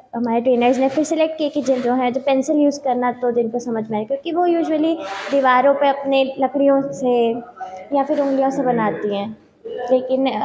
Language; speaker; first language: Hindi; native; Hindi